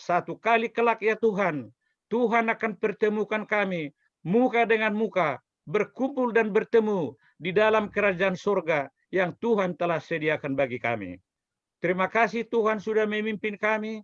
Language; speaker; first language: Indonesian; native; Indonesian